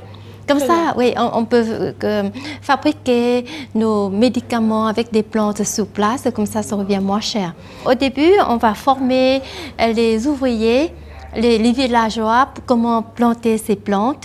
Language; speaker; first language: French; non-native, fluent; Vietnamese